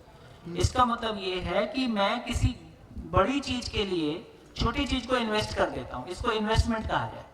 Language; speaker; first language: Hindi; native; Hindi